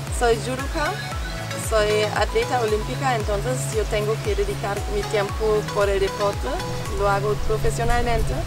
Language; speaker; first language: Spanish; non-native, fluent; German